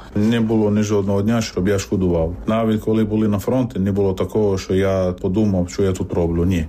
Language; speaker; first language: Ukrainian; non-native, fluent; Arabic